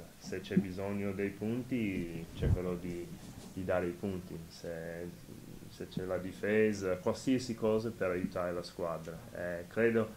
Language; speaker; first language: Italian; non-native, fluent; English